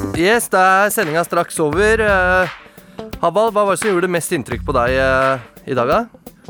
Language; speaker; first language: Norwegian; native; Norwegian